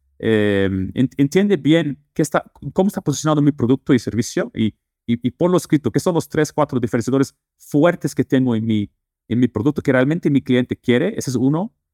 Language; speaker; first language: Spanish; non-native, fluent; Dutch